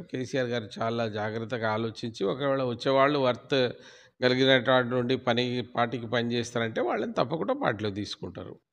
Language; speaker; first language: Telugu; non-native, local second language; Lambadi